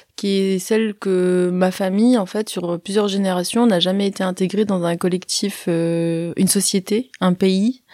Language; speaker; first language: French; early bilingual, other home language; Arabic